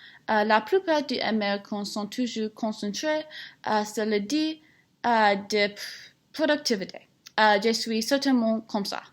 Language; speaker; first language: French; non-native, learner; English